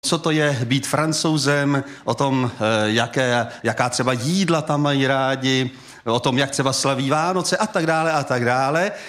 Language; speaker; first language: Czech; native; Czech